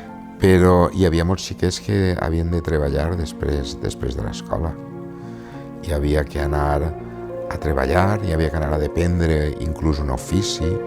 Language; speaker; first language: Catalan; native; Catalan